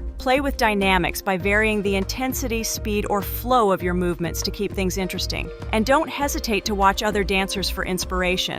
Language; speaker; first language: English; non-native, fluent; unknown